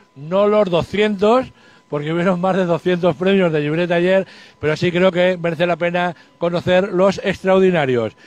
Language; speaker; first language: Spanish; native; Spanish